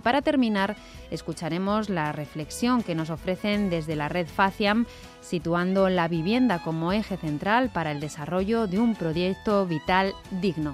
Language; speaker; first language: Spanish; native; Spanish